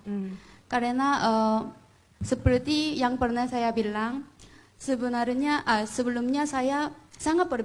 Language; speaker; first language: Indonesian; non-native, fluent; Korean